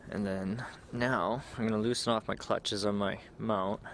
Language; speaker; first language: English; native; English